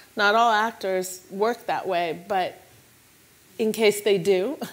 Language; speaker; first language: English; native; English